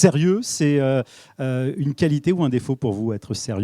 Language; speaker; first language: French; native; French